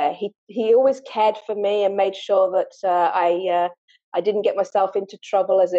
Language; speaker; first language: English; native; English